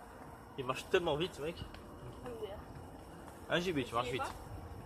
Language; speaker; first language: French; native; French